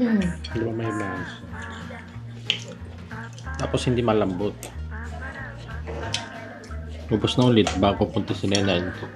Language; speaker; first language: Filipino; non-native, learner; Korean